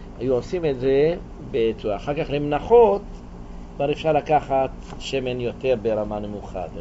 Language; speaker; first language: Hebrew; native; Hebrew